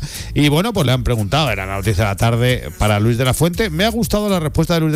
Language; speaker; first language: Spanish; native; Spanish